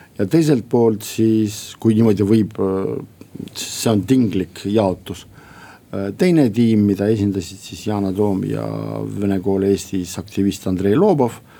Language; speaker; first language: Estonian; non-native, local second language; Russian